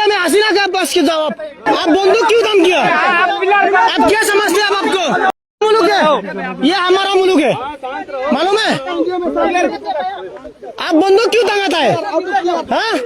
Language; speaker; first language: Hindi; non-native, local second language; Bangla